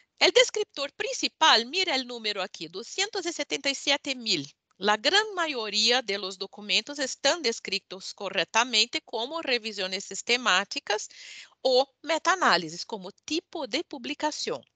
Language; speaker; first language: Spanish; non-native, learner; Portuguese